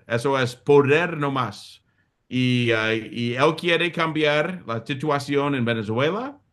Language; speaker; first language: Spanish; non-native, fluent; English